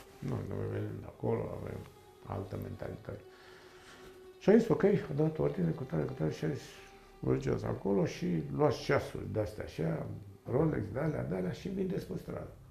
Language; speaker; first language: Romanian; native; Romanian